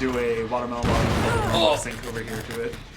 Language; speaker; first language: English; native; English